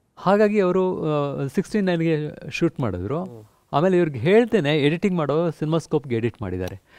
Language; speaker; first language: Kannada; native; Kannada